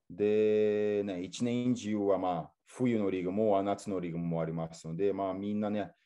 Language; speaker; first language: Japanese; non-native, fluent; Portuguese